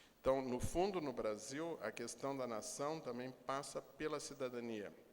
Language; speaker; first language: Portuguese; native; Portuguese